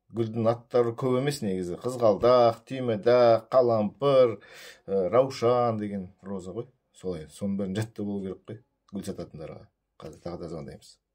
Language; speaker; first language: Kazakh; native; Kazakh